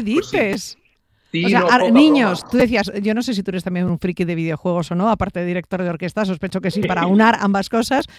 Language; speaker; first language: Spanish; native; Spanish